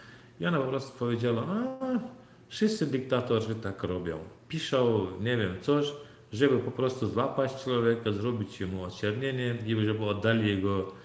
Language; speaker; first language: Polish; non-native, learner; Turkmen